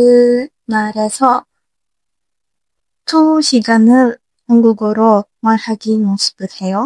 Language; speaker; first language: Korean; non-native, learner; Turkish